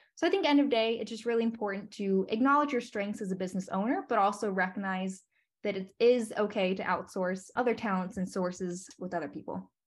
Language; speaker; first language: English; native; English